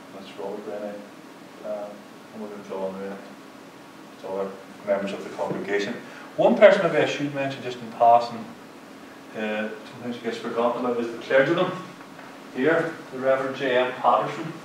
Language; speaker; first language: English; native; English